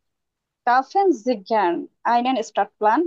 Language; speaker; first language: German; non-native, learner; Bangla